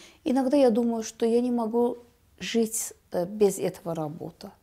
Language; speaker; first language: Russian; non-native, learner; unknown